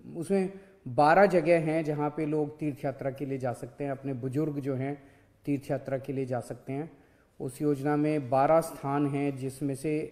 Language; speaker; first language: Hindi; native; Hindi